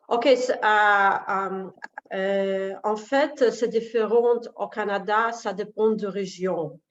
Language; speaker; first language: French; non-native, learner; Russian